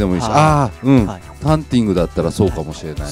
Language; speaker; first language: Japanese; native; Japanese